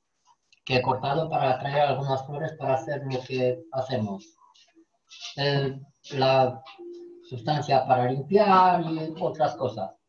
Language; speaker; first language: Spanish; non-native, fluent; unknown